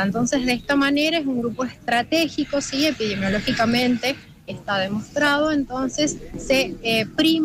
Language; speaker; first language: Spanish; native; Spanish